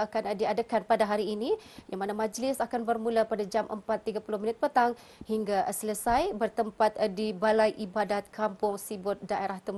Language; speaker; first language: Malay; native; Malay